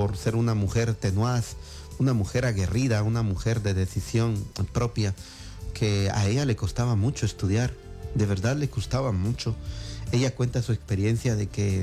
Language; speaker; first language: Spanish; native; Spanish